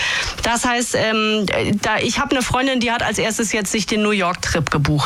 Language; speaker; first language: German; native; German